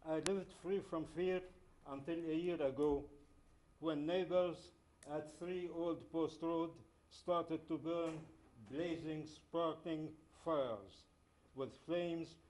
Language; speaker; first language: English; non-native, fluent; Arabic